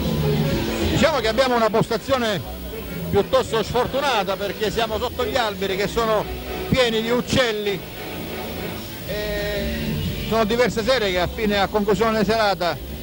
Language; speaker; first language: Italian; native; Italian